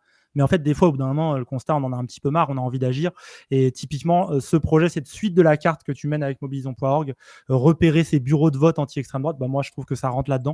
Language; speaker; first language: French; native; French